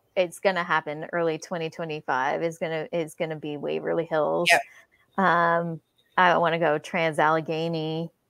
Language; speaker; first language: English; native; English